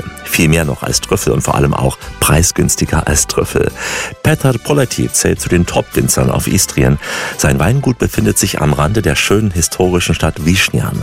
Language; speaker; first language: German; native; German